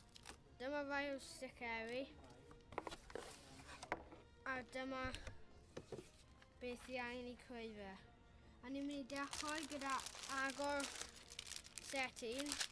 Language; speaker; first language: Welsh; non-native, local second language; English